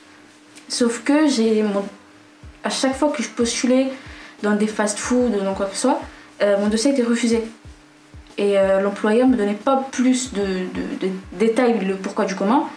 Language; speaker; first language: French; non-native, local second language; Arabic